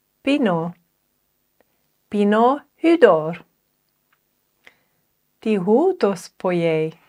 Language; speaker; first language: Greek; non-native, fluent; English